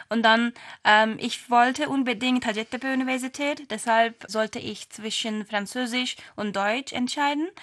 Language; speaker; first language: German; non-native, fluent; Turkish